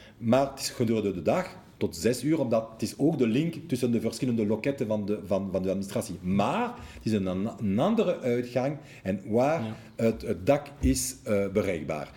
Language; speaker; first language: Dutch; non-native, local second language; French